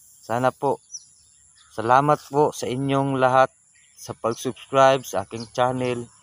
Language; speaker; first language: Filipino; non-native, local second language; Cebuano